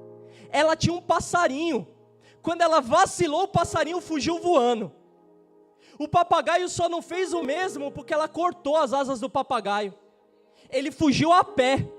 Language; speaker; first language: Portuguese; native; Portuguese